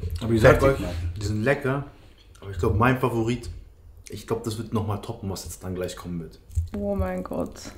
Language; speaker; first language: German; native; German